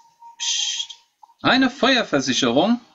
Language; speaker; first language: German; native; German